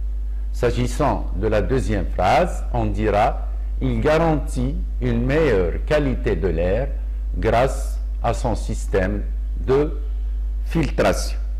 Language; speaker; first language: French; non-native, local second language; Arabic